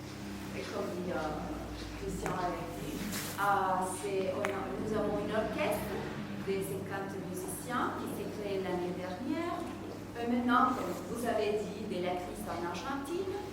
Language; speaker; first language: French; non-native, fluent; Spanish